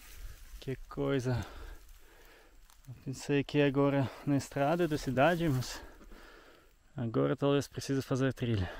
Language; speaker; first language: Portuguese; non-native, learner; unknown